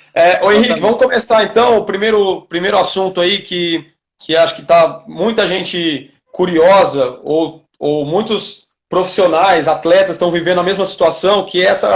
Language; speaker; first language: Portuguese; native; Portuguese